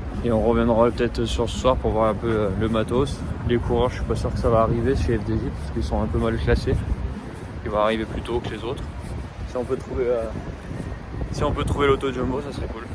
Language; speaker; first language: French; native; French